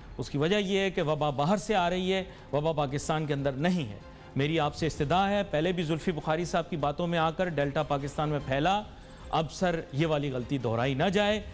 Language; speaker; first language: Urdu; non-native, local second language; Punjabi